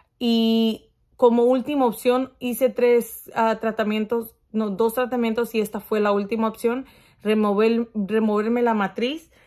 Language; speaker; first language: Spanish; early bilingual, heritage; Spanish